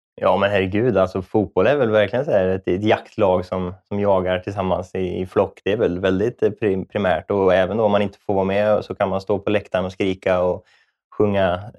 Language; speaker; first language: Swedish; native; Swedish